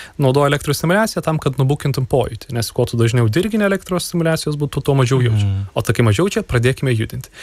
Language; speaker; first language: Lithuanian; native; Lithuanian